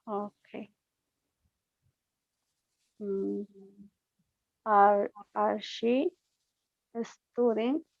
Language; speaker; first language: English; non-native, learner; Spanish